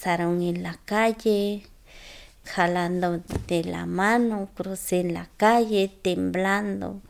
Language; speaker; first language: Spanish; non-native, local second language; Zapotec